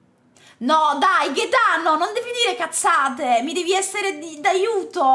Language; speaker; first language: Italian; native; Italian